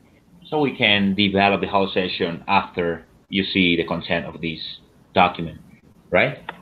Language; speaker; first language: English; non-native, fluent; Spanish